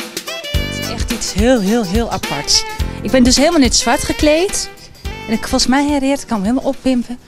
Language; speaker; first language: Dutch; native; Dutch